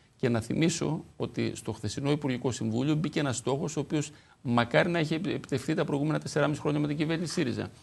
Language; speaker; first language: Greek; native; Greek